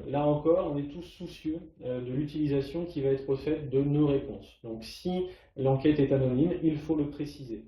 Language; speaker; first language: French; native; French